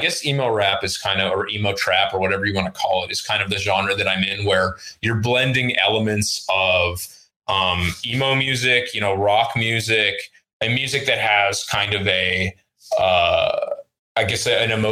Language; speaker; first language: English; early bilingual, other home language; Russian